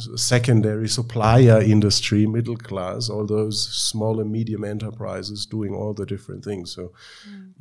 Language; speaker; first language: English; non-native, fluent; German